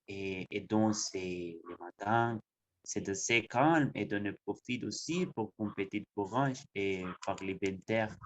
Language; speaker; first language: French; non-native, learner; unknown